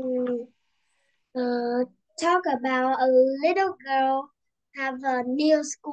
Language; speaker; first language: English; non-native, learner; Vietnamese